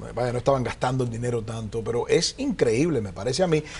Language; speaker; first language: Spanish; early bilingual, heritage; Spanish